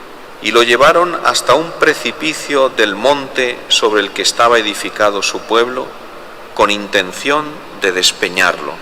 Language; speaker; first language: Spanish; native; Spanish